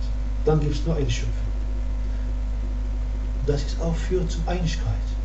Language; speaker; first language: German; non-native, fluent; Arabic